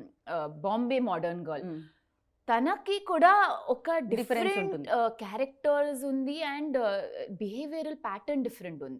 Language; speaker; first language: Telugu; non-native, learner; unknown